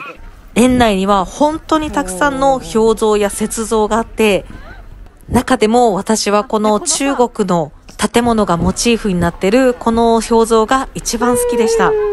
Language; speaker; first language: Japanese; native; Japanese